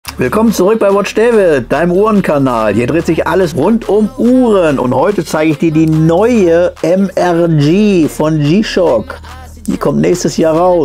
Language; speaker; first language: German; native; German